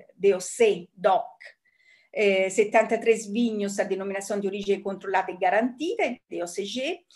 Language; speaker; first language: Portuguese; non-native, fluent; Italian